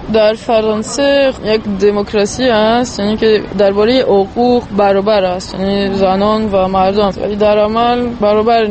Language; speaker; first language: Persian; non-native, fluent; French